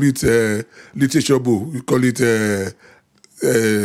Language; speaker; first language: English; non-native, local second language; Yoruba